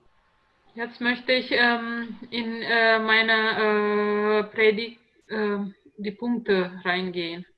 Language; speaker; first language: German; non-native, learner; Indonesian